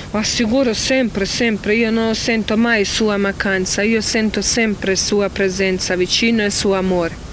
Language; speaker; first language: Italian; non-native, learner; Croatian